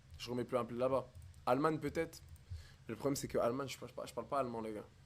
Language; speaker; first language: French; native; French